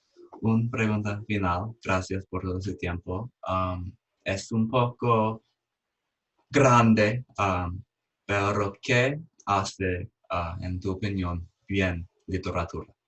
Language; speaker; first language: Spanish; non-native, fluent; English